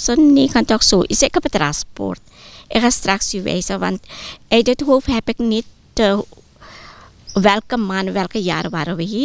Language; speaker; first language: Dutch; non-native, local second language; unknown